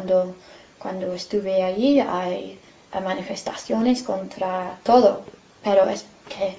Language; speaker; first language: Spanish; non-native, fluent; English